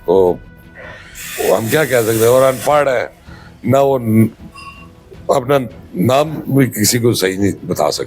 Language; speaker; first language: Urdu; non-native, local second language; Pashto